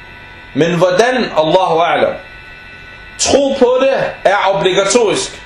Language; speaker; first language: Danish; non-native, fluent; Arabic